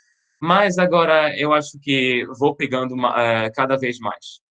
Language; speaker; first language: Portuguese; non-native, fluent; French